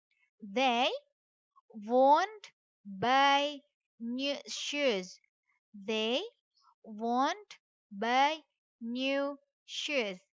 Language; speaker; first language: English; non-native, fluent; Indonesian